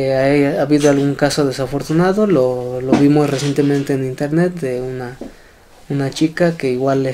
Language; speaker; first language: Spanish; native; Spanish